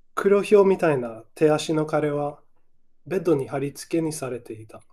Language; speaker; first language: Japanese; non-native, fluent; English